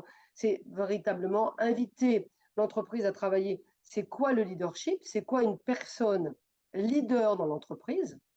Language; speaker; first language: French; native; French